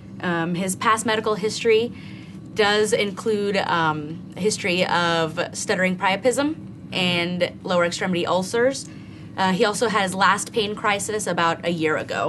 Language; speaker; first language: English; native; English